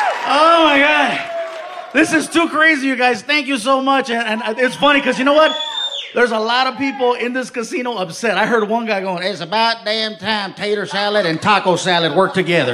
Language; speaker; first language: English; native; English